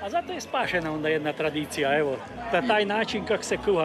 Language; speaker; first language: Croatian; early bilingual, heritage; Croatian